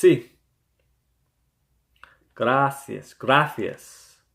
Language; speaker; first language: Spanish; non-native, learner; English